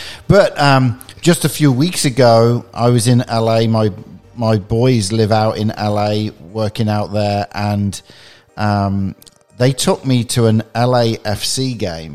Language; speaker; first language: English; native; English